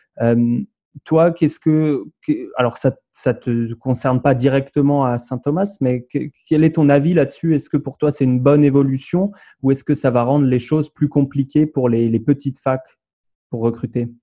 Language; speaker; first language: French; native; French